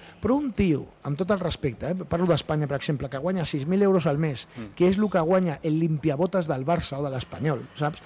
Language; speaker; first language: Catalan; non-native, local second language; Spanish